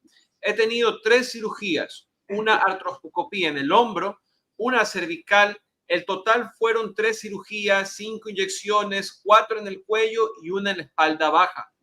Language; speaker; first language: Spanish; native; Spanish